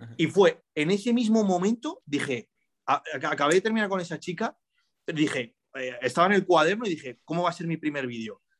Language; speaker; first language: Spanish; early bilingual, other home language; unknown